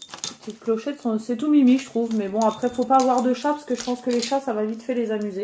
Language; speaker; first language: French; native; French